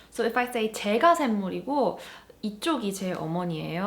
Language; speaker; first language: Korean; early bilingual, heritage; Korean